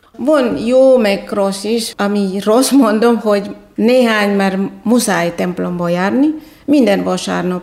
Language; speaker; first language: Hungarian; non-native, fluent; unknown